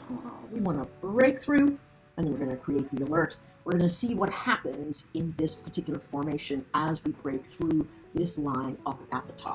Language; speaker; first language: English; native; English